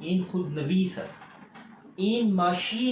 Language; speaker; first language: Persian; non-native, fluent; Urdu